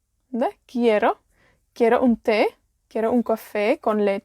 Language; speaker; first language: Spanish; non-native, learner; Welsh